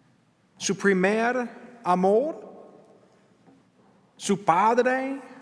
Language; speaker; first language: Spanish; non-native, learner; English